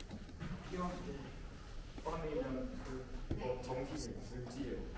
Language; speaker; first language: Korean; non-native, learner; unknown